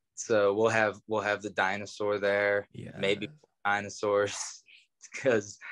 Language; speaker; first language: English; native; English